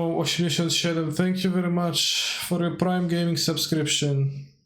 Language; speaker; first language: English; non-native, fluent; Polish